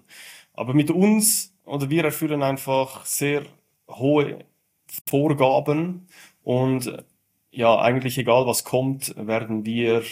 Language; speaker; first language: German; native; German